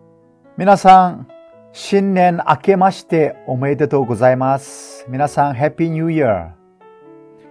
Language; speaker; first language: Japanese; non-native, fluent; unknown